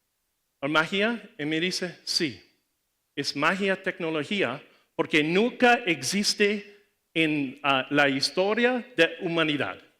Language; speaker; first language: Spanish; non-native, learner; English